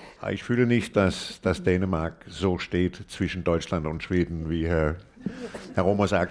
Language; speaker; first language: German; non-native, fluent; Danish